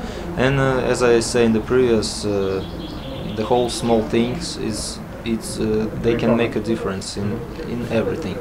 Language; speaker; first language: English; non-native, learner; Latvian